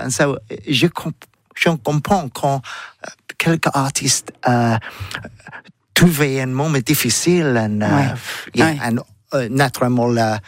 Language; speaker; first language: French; non-native, learner; English